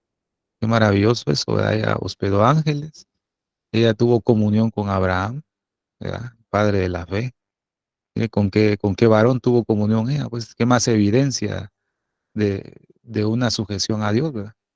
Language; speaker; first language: Spanish; native; Spanish